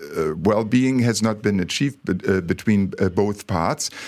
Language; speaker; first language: English; non-native, fluent; German